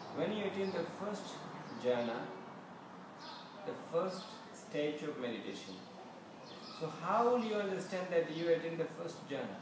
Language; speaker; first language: English; non-native, fluent; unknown